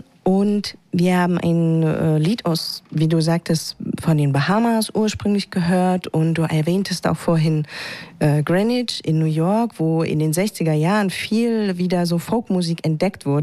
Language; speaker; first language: German; native; German